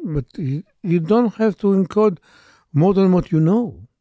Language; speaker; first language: English; non-native, fluent; Hebrew